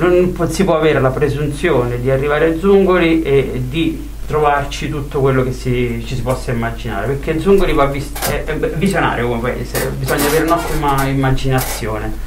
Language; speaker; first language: Italian; native; Italian